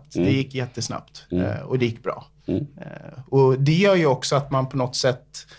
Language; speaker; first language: Swedish; early bilingual, other home language; English